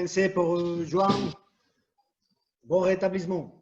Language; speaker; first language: French; non-native, fluent; Spanish